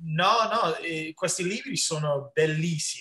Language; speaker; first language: Italian; early bilingual, heritage; English